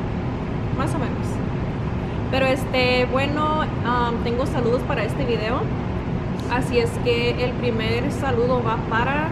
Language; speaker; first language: Spanish; native; Spanish